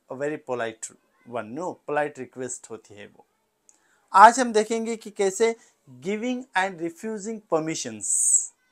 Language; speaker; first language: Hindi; non-native, local second language; Marathi